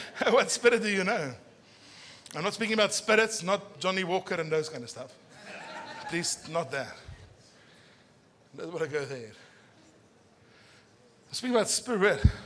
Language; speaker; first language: English; non-native, local second language; Afrikaans